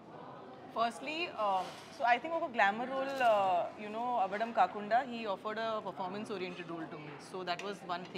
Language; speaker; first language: Telugu; non-native, local second language; Bangla